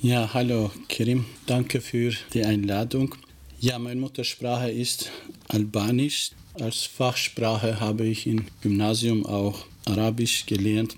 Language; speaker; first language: German; non-native, fluent; Albanian